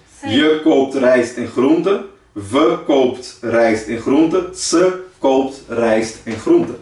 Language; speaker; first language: Dutch; non-native, fluent; Portuguese